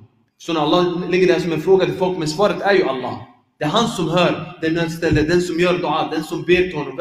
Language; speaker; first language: Swedish; early bilingual, other home language; Arabic